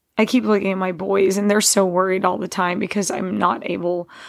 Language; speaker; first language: English; native; English